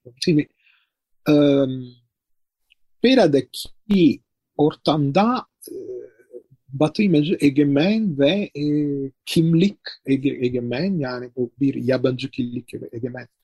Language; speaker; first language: Turkish; non-native, fluent; Italian